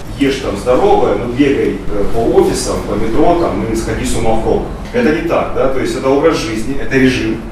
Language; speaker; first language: Russian; native; Russian